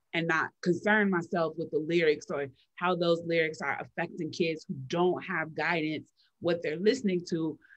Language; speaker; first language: English; native; English